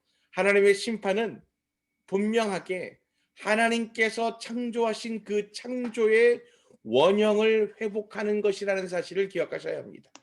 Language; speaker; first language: Korean; native; Korean